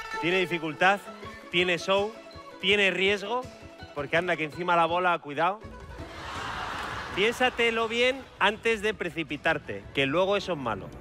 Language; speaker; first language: Spanish; native; Spanish